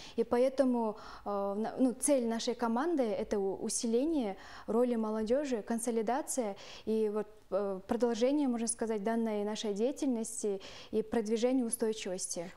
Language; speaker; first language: Russian; non-native, local second language; Kyrgyz